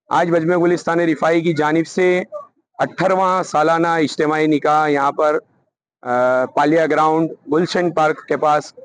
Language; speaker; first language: Hindi; non-native, local second language; Gujarati